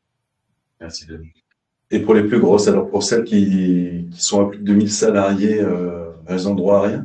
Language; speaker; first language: French; native; French